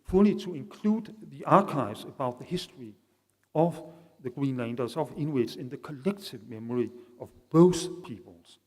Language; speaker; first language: English; non-native, fluent; Danish